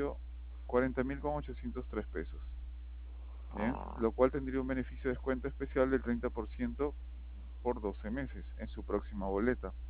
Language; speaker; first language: Spanish; native; Spanish